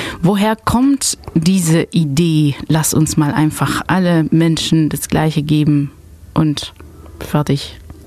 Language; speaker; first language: German; non-native, fluent; Dutch